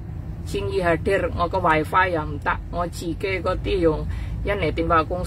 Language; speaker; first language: Cantonese; non-native, fluent; Indonesian